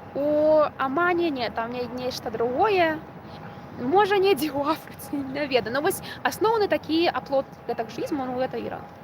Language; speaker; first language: Belarusian; non-native, local second language; Russian